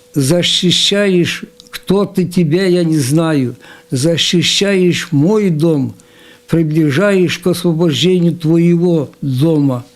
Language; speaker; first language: Russian; non-native, local second language; Ukrainian